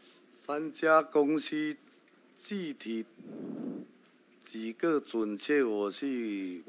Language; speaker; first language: Chinese; early bilingual, heritage; Chinese